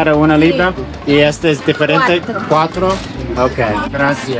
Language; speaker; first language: Spanish; non-native, learner; English